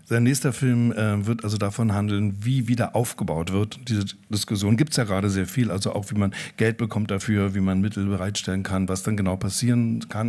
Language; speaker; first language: German; native; German